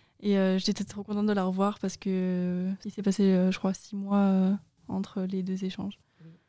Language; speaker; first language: French; native; French